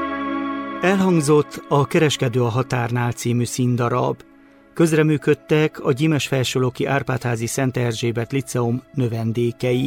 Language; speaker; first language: Hungarian; native; Hungarian